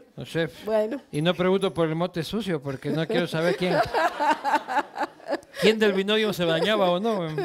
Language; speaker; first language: Spanish; native; Spanish